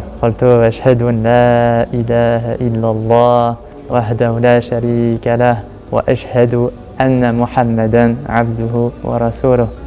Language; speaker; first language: Arabic; non-native, learner; French